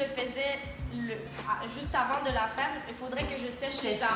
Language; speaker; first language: French; native; French